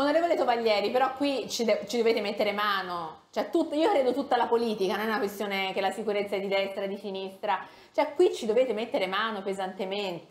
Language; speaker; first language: Italian; native; Italian